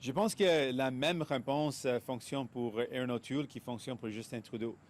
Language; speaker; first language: French; non-native, local second language; English